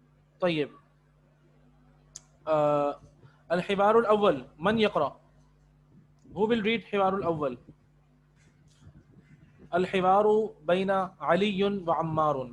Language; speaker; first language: Arabic; non-native, fluent; Urdu